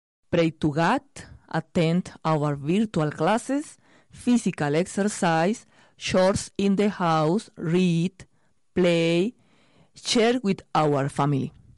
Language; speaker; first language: English; non-native, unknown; Spanish